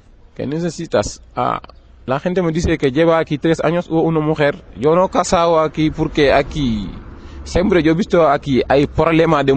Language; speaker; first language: Spanish; non-native, learner; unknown